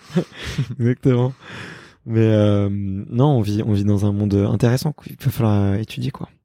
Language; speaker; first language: French; native; French